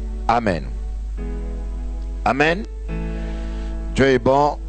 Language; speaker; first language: French; non-native, local second language; Lingala